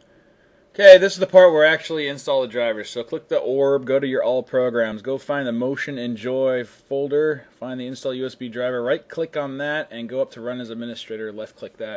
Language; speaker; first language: English; native; English